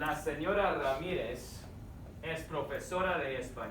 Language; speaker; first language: Spanish; non-native, fluent; English